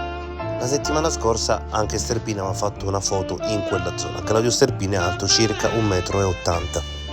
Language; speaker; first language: Italian; native; Italian